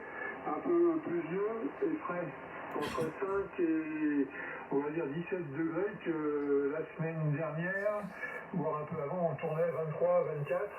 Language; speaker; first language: French; native; French